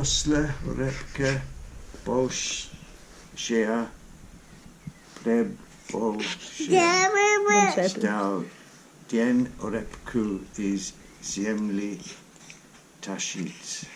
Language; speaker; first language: Russian; non-native, learner; English